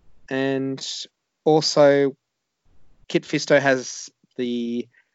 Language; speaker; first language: English; native; English